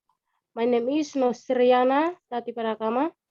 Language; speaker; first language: English; non-native, learner; Indonesian